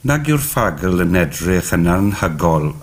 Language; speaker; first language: Welsh; native; Welsh